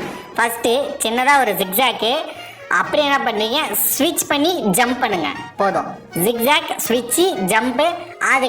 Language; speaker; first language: Tamil; native; Tamil